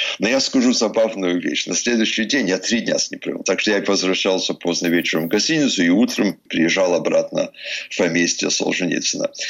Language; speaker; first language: Russian; early bilingual, heritage; English